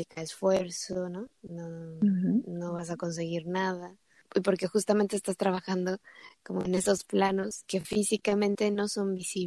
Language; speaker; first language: Spanish; native; Spanish